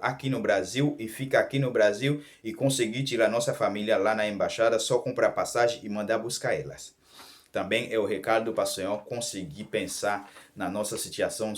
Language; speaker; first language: Portuguese; non-native, learner; Haitian Creole